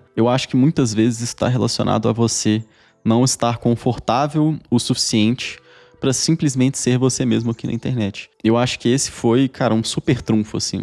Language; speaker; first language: Portuguese; native; Portuguese